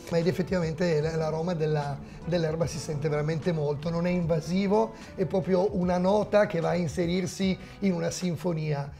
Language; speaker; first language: Italian; native; Italian